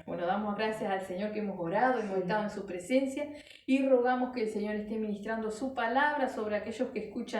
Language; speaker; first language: Spanish; native; Spanish